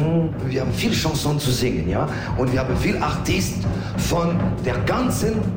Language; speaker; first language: German; non-native, learner; French